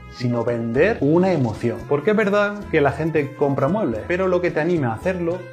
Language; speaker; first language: Spanish; native; Spanish